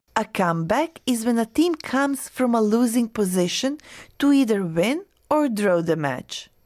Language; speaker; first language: English; non-native, fluent; Croatian